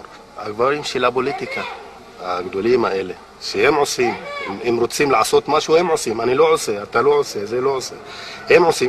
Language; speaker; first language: Hebrew; non-native, local second language; Arabic